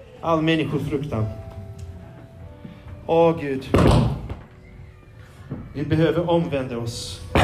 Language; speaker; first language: Swedish; non-native, fluent; Portuguese